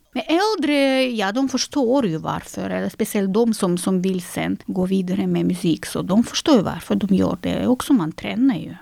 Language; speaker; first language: Swedish; non-native, fluent; Russian